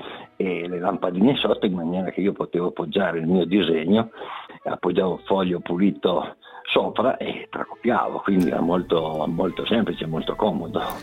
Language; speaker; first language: Italian; native; Italian